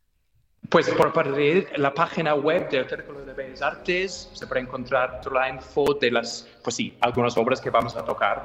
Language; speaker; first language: Spanish; non-native, fluent; English